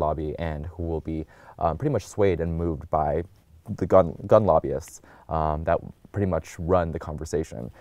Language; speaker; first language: English; native; English